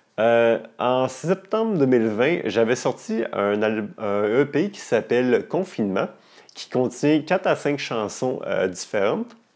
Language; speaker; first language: French; native; French